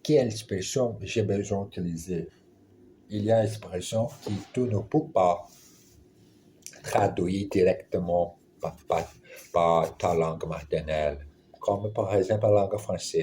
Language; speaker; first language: French; non-native, learner; German